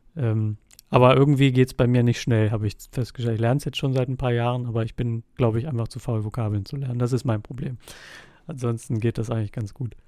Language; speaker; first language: German; native; German